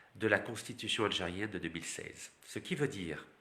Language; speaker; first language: French; non-native, local second language; Arabic